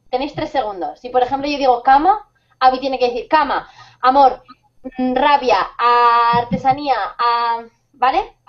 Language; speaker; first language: Spanish; native; Spanish